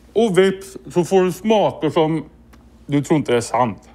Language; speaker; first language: Swedish; native; Swedish